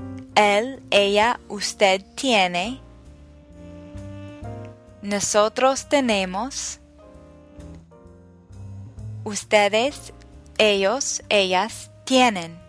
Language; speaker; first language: Spanish; non-native, fluent; English